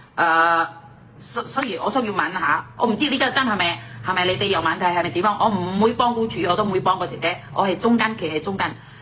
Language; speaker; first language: Cantonese; non-native, fluent; Indonesian